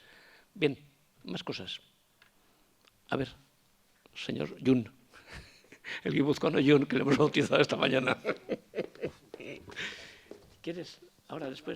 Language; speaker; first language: Spanish; native; Spanish